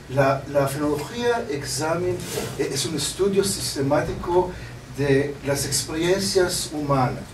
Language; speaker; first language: Spanish; non-native, learner; Hebrew